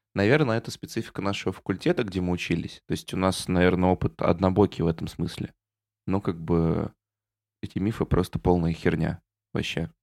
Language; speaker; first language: Russian; native; Russian